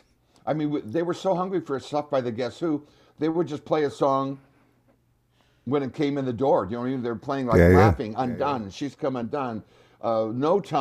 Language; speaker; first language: English; native; English